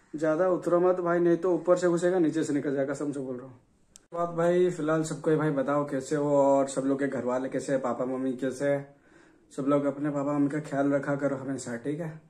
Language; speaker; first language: Hindi; non-native, local second language; Odia